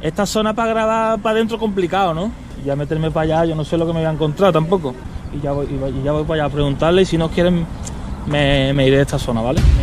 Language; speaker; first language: Spanish; native; Spanish